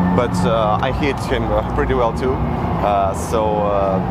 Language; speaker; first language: English; non-native, learner; Russian